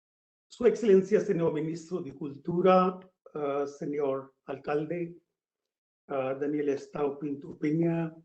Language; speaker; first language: Spanish; non-native, fluent; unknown